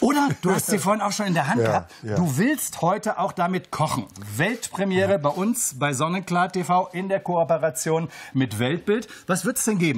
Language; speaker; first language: German; native; German